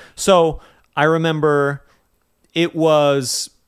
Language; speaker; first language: English; native; English